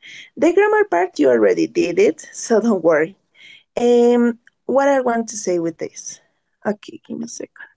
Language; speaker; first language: English; non-native, learner; Spanish